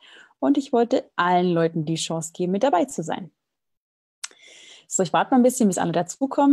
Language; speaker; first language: German; native; German